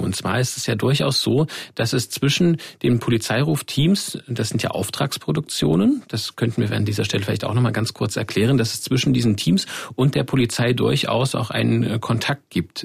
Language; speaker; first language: German; native; German